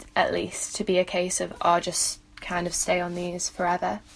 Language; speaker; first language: English; native; English